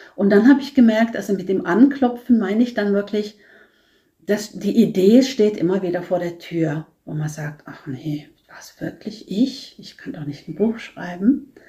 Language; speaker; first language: German; non-native, fluent; Norwegian